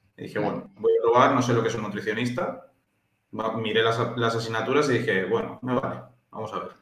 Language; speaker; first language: Spanish; native; Spanish